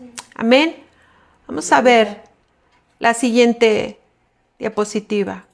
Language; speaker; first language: Spanish; native; Spanish